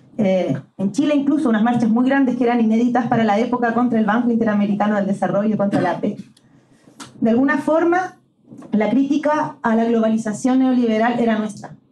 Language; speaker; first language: Spanish; native; Spanish